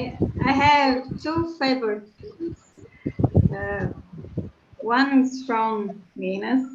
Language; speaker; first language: English; non-native, learner; Portuguese